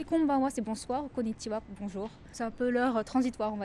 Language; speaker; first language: French; native; French